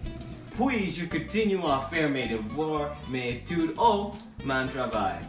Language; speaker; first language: French; non-native, learner; English